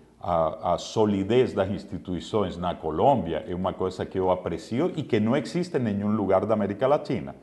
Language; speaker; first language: Portuguese; non-native, fluent; Spanish